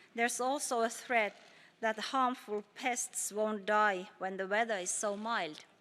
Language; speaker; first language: English; non-native, fluent; Finnish